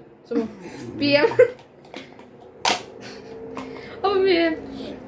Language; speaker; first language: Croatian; early bilingual, heritage; Croatian